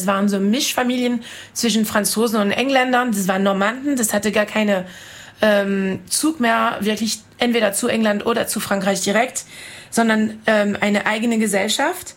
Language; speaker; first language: German; non-native, fluent; French